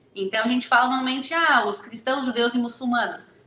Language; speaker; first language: Portuguese; native; Portuguese